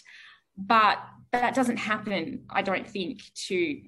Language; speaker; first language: English; native; English